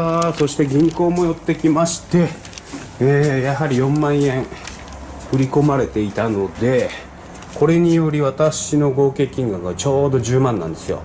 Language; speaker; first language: Japanese; native; Japanese